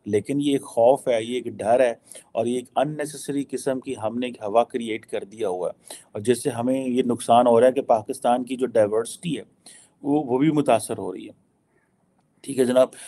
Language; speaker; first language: Urdu; native; Urdu